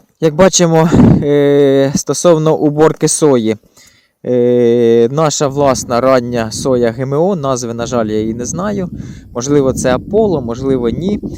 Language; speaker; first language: Ukrainian; native; Ukrainian